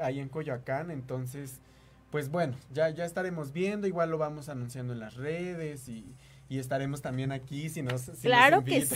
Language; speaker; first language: Spanish; native; Spanish